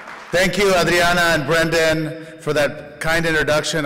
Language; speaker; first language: English; native; English